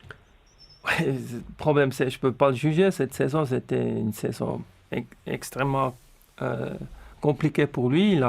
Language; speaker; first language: French; non-native, local second language; Swiss German